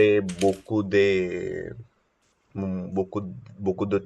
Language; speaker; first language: French; non-native, learner; Telugu